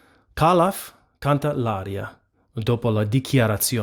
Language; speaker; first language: Italian; non-native, fluent; English